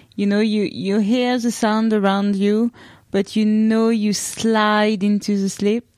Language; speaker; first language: English; non-native, fluent; French